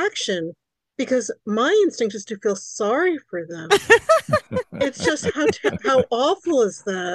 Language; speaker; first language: English; early bilingual, other home language; Hungarian